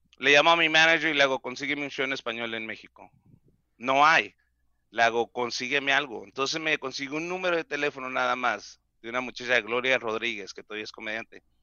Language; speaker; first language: Spanish; native; Spanish